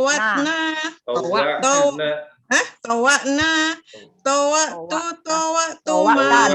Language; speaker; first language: Arabic; non-native, learner; Indonesian